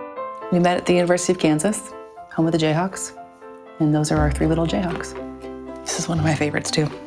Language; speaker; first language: English; native; English